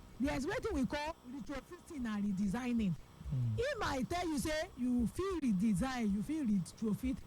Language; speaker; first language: Nigerian Pidgin; non-native, local second language; Yoruba